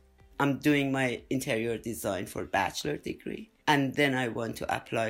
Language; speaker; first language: English; non-native, fluent; Persian